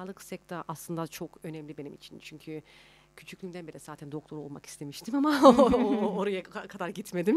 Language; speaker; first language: Turkish; early bilingual, heritage; Turkish